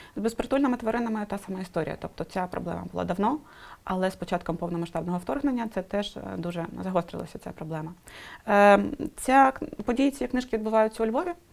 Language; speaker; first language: Ukrainian; non-native, local second language; Russian